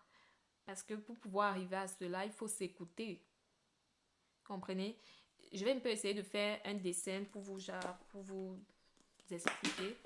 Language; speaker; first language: French; native; French